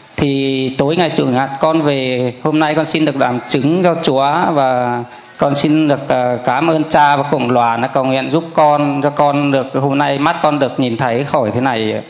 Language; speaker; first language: Vietnamese; non-native, local second language; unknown